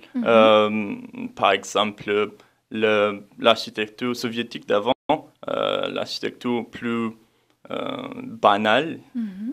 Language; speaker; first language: French; non-native, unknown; Romanian